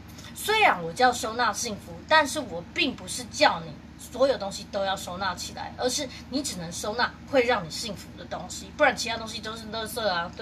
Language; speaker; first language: Chinese; native; Chinese